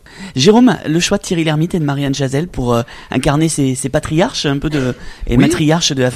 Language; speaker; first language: French; native; French